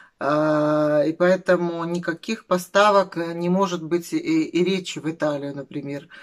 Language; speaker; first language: Russian; native; Russian